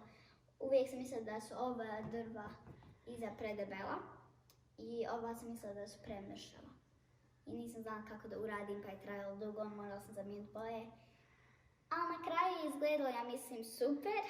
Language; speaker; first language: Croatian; early bilingual, heritage; Bosnian